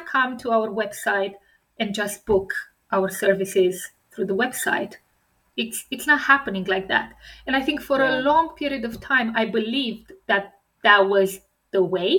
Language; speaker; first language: English; non-native, fluent; Romanian